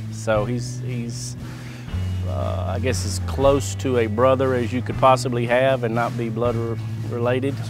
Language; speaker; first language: English; native; English